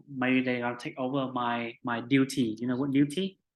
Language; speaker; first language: English; non-native, fluent; Vietnamese